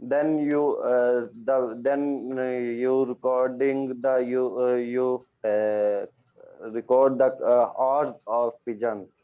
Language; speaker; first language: English; non-native, learner; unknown